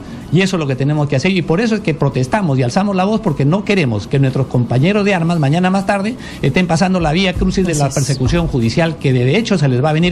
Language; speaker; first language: Spanish; native; Spanish